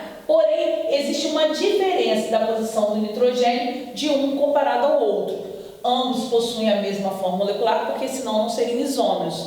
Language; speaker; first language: Portuguese; native; Portuguese